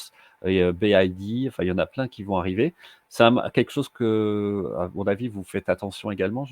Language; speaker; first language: French; native; French